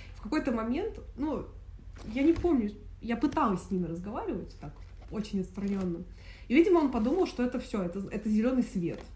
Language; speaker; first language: Russian; native; Russian